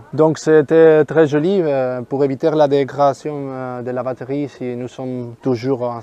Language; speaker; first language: French; non-native, fluent; Spanish